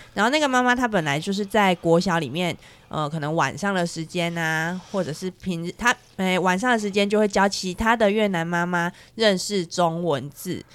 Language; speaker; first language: Chinese; native; Chinese